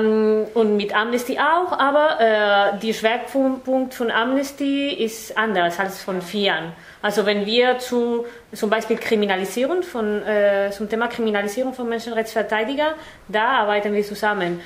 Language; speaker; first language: German; non-native, fluent; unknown